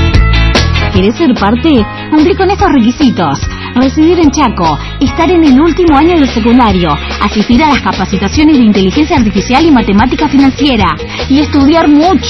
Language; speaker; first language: Spanish; native; Spanish